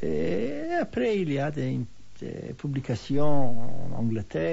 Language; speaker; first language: French; non-native, fluent; Hebrew